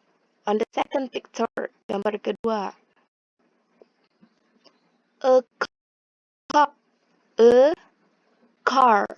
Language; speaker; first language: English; non-native, fluent; Indonesian